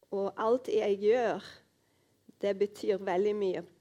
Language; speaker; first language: Norwegian; non-native, fluent; Portuguese